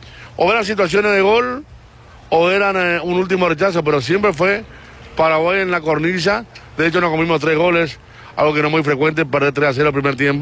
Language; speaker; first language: Spanish; native; Spanish